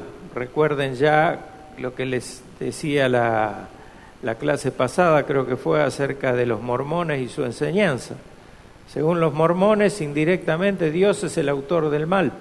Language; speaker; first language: Spanish; native; Spanish